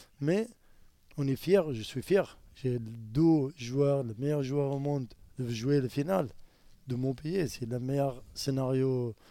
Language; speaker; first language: French; non-native, learner; Arabic